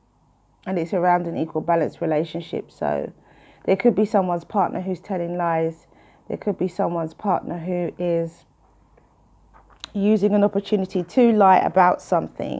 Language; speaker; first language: English; native; English